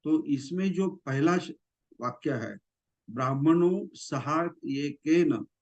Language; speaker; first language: Hindi; non-native, local second language; Marathi